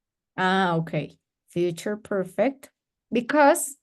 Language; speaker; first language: English; non-native, fluent; Spanish